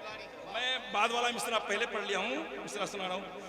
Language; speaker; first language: Urdu; native; Urdu